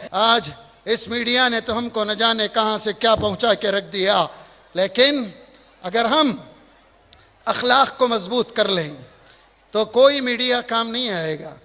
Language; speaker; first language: Urdu; native; Urdu